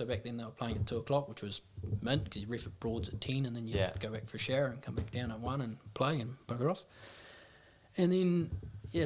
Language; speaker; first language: English; native; English